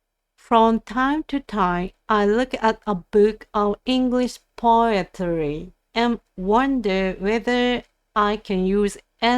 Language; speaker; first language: English; non-native, learner; Japanese